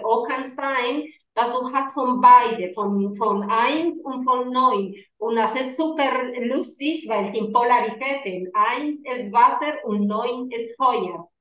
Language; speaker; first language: German; non-native, learner; Spanish